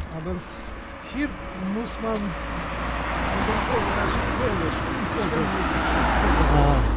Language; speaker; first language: German; non-native, learner; Russian